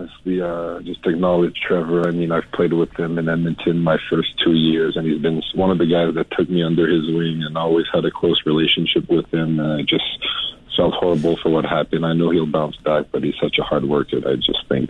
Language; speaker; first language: English; non-native, fluent; French